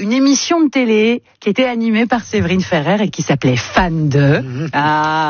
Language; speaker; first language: French; native; French